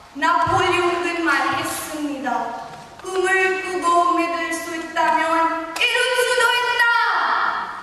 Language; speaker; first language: Korean; non-native, fluent; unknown